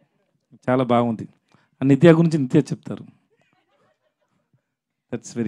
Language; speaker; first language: Telugu; non-native, learner; Tamil